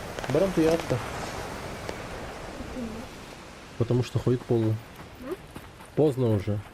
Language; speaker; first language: Russian; native; Russian